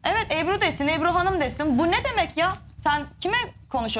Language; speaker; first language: Turkish; native; Turkish